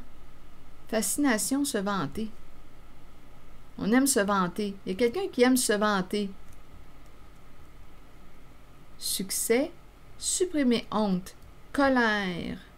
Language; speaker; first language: French; native; French